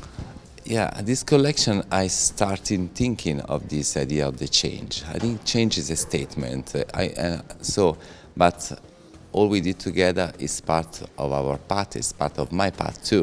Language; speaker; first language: English; non-native, fluent; Italian